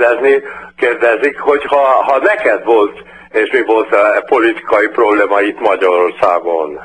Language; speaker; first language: Hungarian; early bilingual, heritage; Portuguese